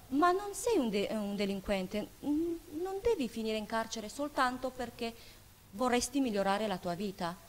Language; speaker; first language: Italian; non-native, fluent; Romanian